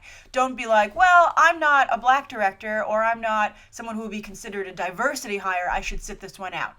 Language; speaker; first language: English; native; English